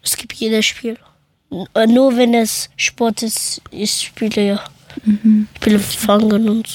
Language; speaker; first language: German; early bilingual, other home language; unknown